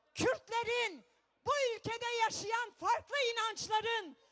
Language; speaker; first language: Turkish; native; Turkish